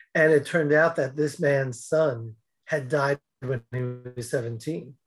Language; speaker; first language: English; native; English